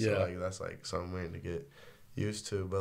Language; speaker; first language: English; native; English